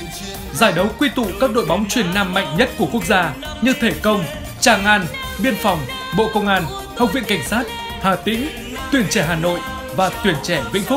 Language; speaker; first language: Vietnamese; native; Vietnamese